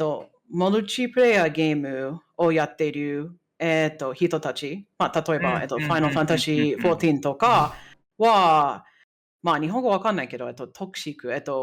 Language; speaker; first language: Japanese; non-native, fluent; English